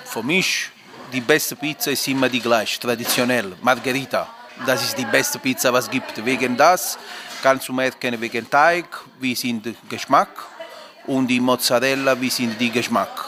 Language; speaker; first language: German; non-native, learner; Italian